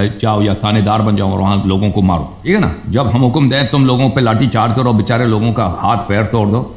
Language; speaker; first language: Urdu; native; Urdu